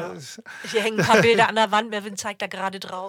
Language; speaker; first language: German; native; German